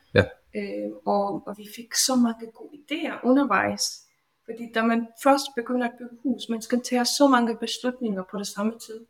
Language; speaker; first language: Danish; non-native, fluent; Polish